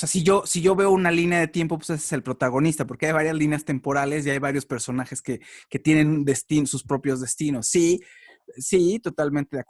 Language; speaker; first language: Spanish; native; Spanish